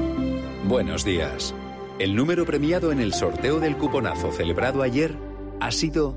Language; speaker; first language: Spanish; native; Spanish